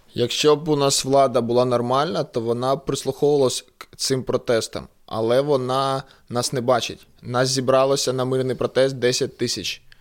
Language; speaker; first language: Ukrainian; non-native, local second language; Russian